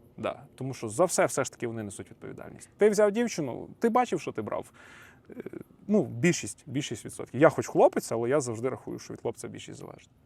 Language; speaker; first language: Ukrainian; native; Ukrainian